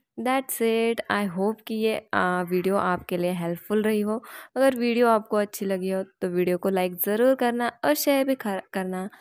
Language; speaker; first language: Hindi; non-native, local second language; Marathi